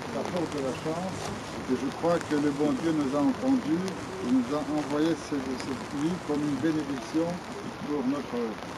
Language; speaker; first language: French; non-native, fluent; Russian